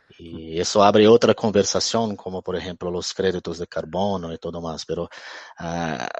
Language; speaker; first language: Spanish; non-native, fluent; Portuguese